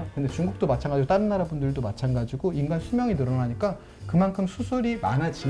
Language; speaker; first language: Korean; native; Korean